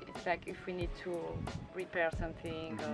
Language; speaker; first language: English; non-native, learner; French